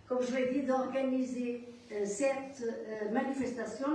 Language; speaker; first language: French; non-native, fluent; Portuguese